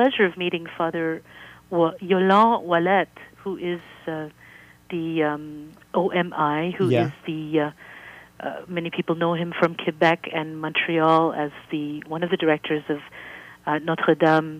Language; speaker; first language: English; native; English